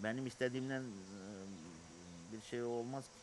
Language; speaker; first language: Turkish; non-native, learner; Russian